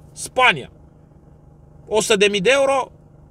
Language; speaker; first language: Romanian; native; Romanian